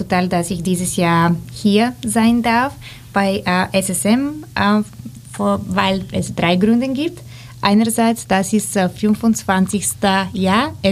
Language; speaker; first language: German; non-native, fluent; Bulgarian